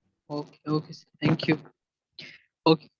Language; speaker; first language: English; non-native, learner; Urdu